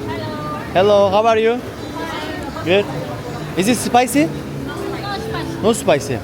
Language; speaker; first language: English; non-native, learner; Turkish